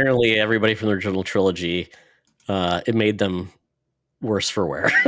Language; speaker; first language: English; native; English